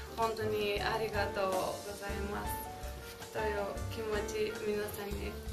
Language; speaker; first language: Japanese; non-native, fluent; Bulgarian